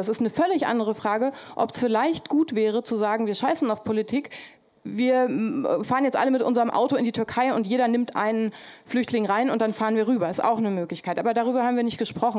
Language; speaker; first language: German; native; German